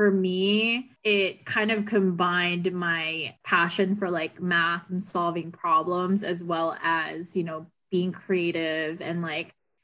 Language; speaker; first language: English; non-native, local second language; Filipino